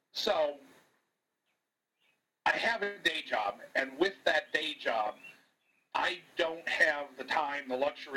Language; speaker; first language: English; native; English